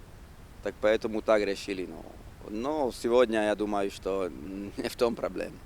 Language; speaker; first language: Russian; non-native, fluent; Slovak